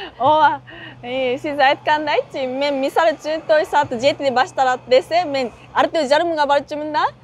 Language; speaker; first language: Kyrgyz; non-native, fluent; Japanese